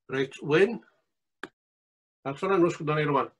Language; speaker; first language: Welsh; native; Welsh